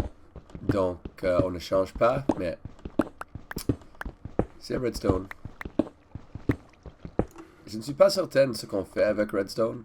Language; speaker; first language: French; non-native, learner; English